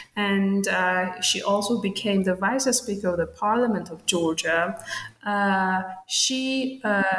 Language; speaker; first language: English; non-native, fluent; Georgian